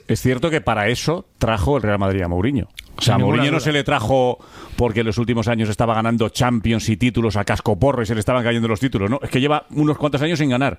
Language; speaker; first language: Spanish; native; Spanish